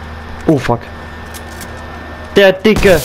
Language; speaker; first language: German; native; German